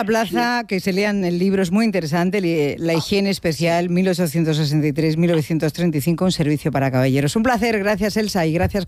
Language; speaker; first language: Spanish; native; Spanish